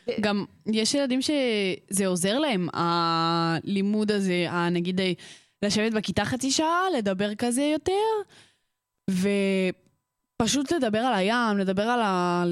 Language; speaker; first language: Hebrew; early bilingual, other home language; Russian